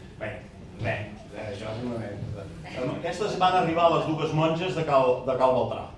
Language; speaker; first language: Catalan; native; Catalan